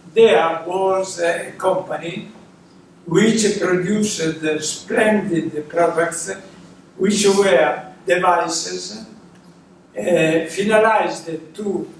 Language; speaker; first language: English; non-native, fluent; Italian